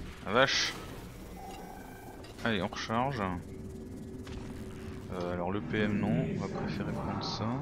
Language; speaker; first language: French; native; French